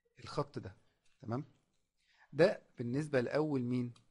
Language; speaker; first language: Arabic; native; Arabic